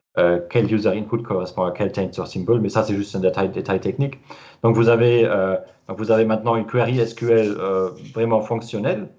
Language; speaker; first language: French; non-native, fluent; German